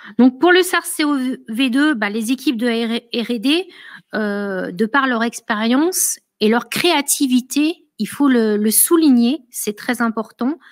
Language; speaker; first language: French; native; French